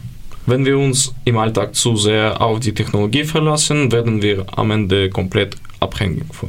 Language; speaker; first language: German; non-native, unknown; Ukrainian